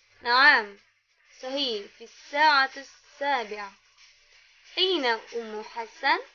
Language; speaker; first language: Arabic; non-native, learner; Indonesian